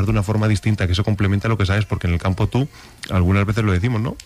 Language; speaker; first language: Spanish; native; Spanish